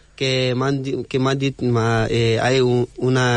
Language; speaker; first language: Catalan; non-native, learner; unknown